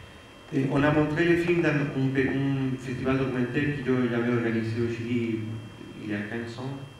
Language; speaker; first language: French; non-native, fluent; Spanish